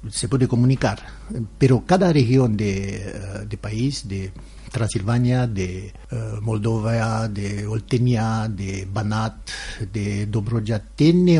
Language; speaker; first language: Spanish; non-native, learner; Romanian